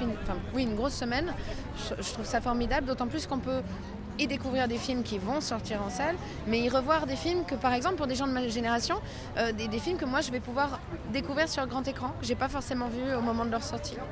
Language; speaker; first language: French; native; French